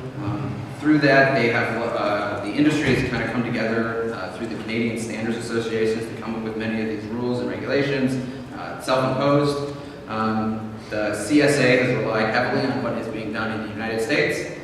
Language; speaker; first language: English; native; English